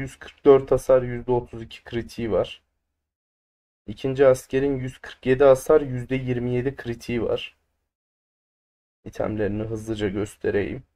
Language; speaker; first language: Turkish; native; Turkish